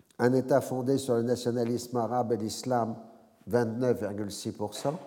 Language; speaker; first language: French; native; French